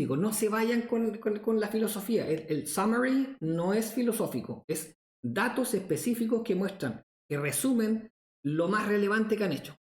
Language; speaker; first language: Spanish; native; Spanish